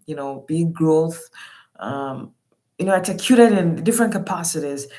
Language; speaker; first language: English; non-native, local second language; Yoruba